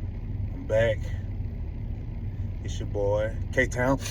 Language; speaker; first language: English; native; English